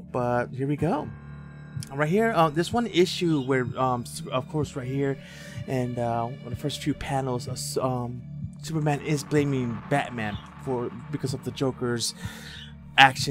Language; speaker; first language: English; native; English